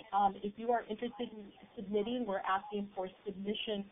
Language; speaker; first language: English; native; English